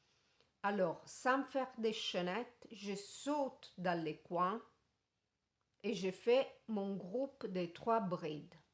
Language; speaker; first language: French; non-native, fluent; Italian